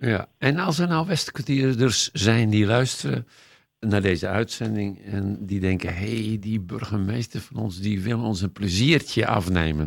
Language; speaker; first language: Dutch; native; Dutch